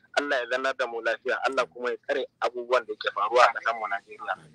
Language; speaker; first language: Hausa; native; Hausa